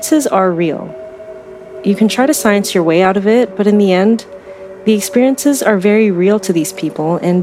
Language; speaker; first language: English; non-native, local second language; Filipino